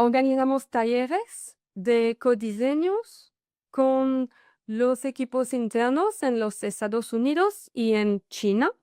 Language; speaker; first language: Spanish; non-native, fluent; French